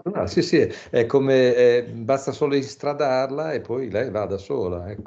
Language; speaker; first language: Italian; native; Italian